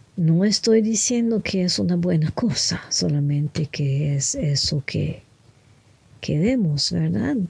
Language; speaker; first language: Spanish; non-native, fluent; French